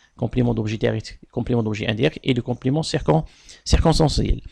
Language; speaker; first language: French; non-native, local second language; Arabic